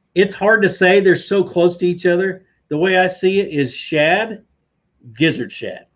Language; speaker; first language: English; native; English